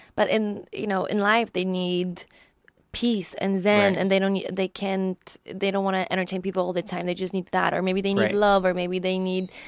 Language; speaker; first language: English; early bilingual, other home language; Polish